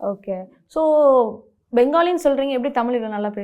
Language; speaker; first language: Tamil; native; Tamil